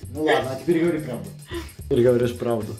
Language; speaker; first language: Russian; native; Russian